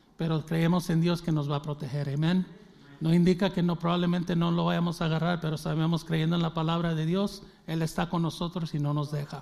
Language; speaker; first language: Spanish; early bilingual, heritage; Spanish